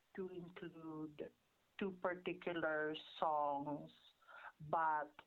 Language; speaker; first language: English; non-native, local second language; Filipino